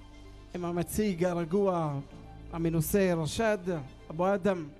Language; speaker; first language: Hebrew; non-native, local second language; Arabic